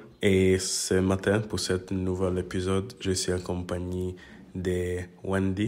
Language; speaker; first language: French; non-native, learner; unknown